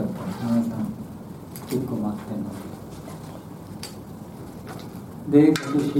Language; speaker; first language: Japanese; non-native, learner; Bangla